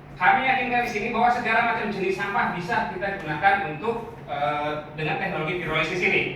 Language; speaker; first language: Indonesian; native; Indonesian